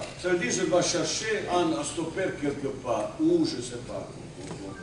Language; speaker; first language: French; non-native, fluent; Bosnian